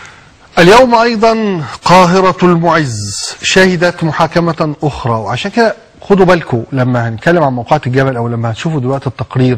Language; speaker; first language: Arabic; native; Arabic